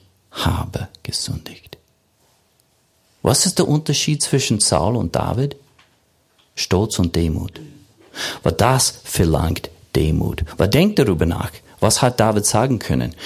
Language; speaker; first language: German; non-native, fluent; English